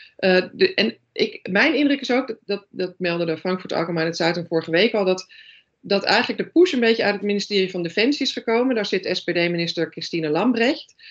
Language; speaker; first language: Dutch; native; Dutch